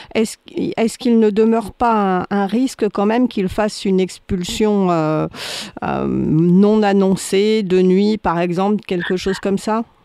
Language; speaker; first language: French; native; French